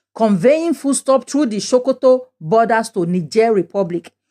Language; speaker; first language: English; non-native, local second language; Yoruba